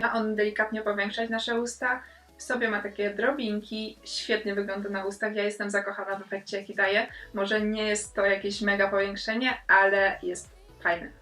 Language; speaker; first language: Polish; native; Polish